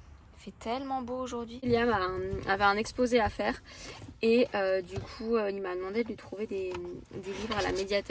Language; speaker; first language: French; native; French